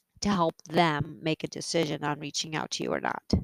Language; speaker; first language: English; native; English